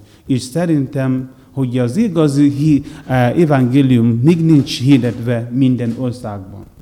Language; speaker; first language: Hungarian; non-native, learner; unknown